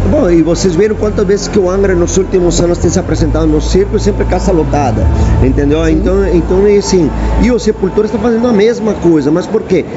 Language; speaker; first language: Portuguese; non-native, fluent; Spanish